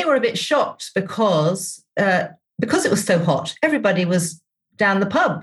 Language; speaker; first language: English; native; English